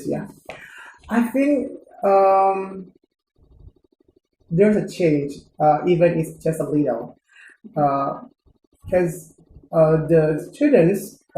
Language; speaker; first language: English; non-native, learner; Indonesian